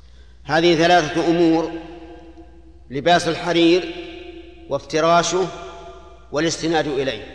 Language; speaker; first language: Arabic; native; Arabic